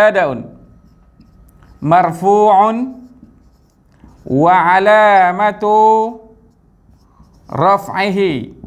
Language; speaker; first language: Arabic; non-native, fluent; Malay